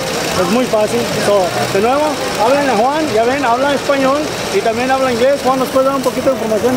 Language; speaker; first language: Spanish; early bilingual, heritage; Spanish